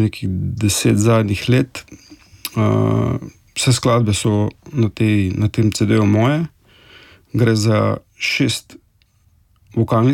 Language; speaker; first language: Slovenian; native; Slovenian